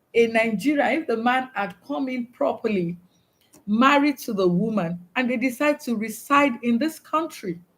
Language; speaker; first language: English; non-native, local second language; Yoruba